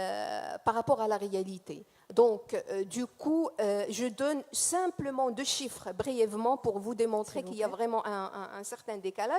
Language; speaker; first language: French; non-native, fluent; Portuguese